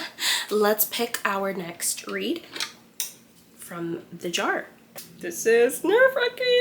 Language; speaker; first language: English; native; English